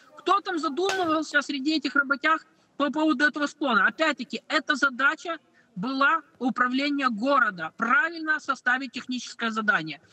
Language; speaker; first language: Russian; native; Russian